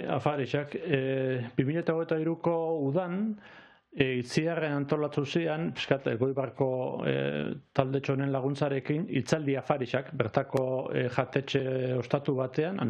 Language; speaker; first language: Basque; native; Basque